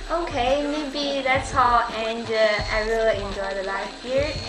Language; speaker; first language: English; non-native, learner; Chinese